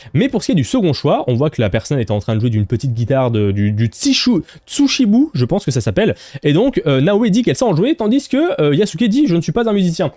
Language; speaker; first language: French; native; French